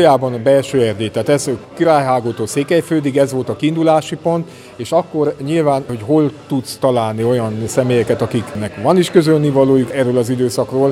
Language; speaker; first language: Hungarian; native; Hungarian